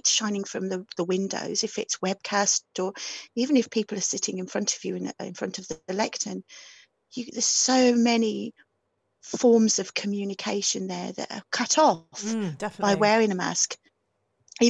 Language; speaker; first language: English; native; English